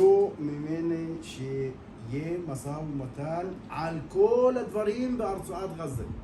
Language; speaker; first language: Hebrew; non-native, local second language; Arabic